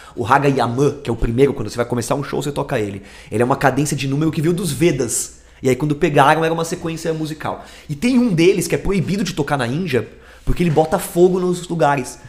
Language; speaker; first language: Portuguese; native; Portuguese